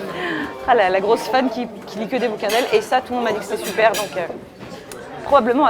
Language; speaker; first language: French; native; French